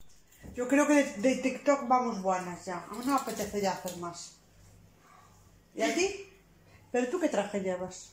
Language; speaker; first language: Spanish; native; Spanish